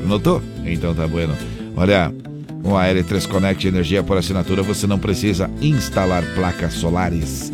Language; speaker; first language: Portuguese; native; Portuguese